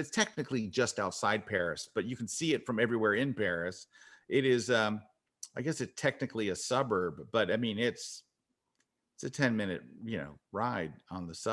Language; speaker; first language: English; native; English